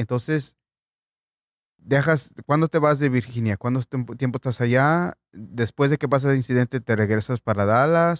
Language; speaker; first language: Spanish; native; Spanish